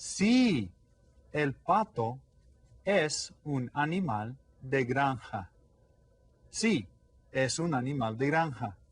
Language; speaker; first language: Spanish; non-native, fluent; English